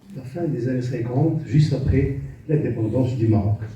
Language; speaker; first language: French; non-native, local second language; Arabic